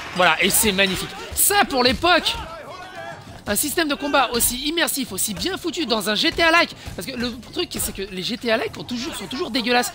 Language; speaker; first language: French; native; French